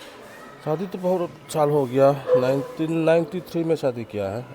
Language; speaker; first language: Hindi; non-native, local second language; Manipuri